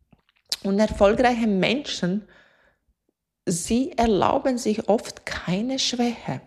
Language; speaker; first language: German; non-native, fluent; Latvian